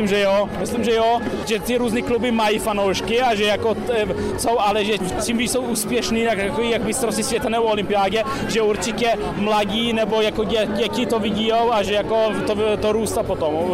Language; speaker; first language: Czech; early bilingual, heritage; Czech